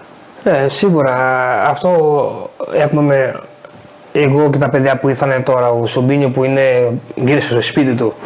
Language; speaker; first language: Greek; non-native, fluent; Portuguese